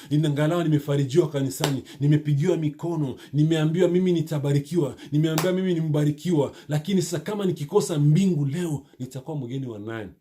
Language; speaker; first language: Swahili; native; Swahili